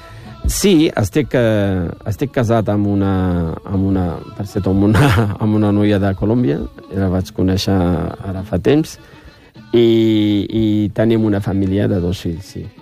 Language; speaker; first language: Catalan; non-native, fluent; Riffian